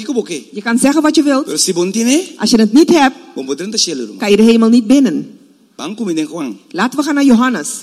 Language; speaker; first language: Dutch; non-native, local second language; Papiamento